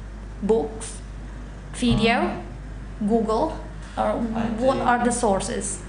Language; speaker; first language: English; non-native, fluent; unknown